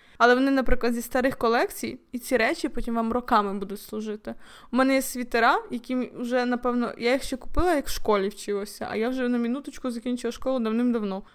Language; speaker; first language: Ukrainian; native; Ukrainian